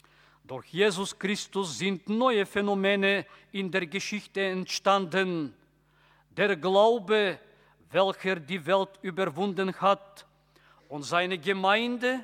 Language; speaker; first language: German; non-native, fluent; Bulgarian